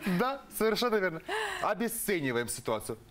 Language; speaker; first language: Russian; native; Russian